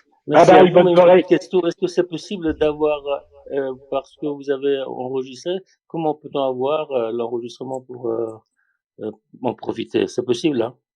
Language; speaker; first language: French; non-native, learner; Persian